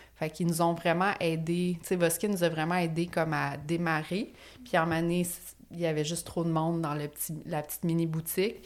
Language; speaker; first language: French; native; French